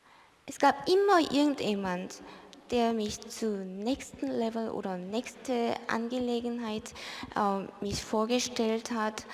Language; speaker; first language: German; early bilingual, other home language; Korean